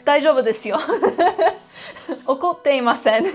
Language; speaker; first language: Japanese; non-native, learner; English